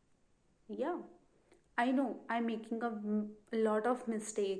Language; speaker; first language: English; non-native, learner; Hindi